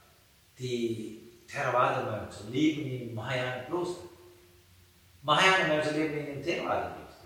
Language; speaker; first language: German; non-native, fluent; Sinhala